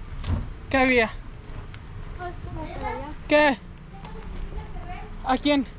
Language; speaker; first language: Spanish; early bilingual, heritage; Spanish